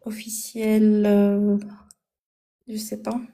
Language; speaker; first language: French; non-native, fluent; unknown